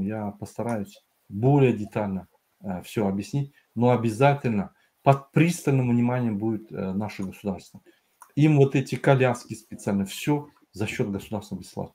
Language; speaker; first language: Russian; native; Russian